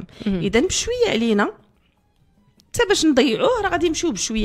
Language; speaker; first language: Arabic; native; Arabic